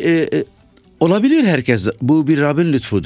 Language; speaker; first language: Turkish; non-native, local second language; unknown